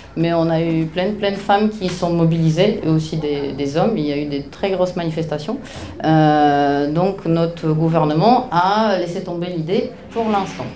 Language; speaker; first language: French; non-native, fluent; Polish